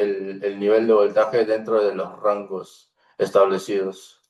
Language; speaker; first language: Spanish; native; Spanish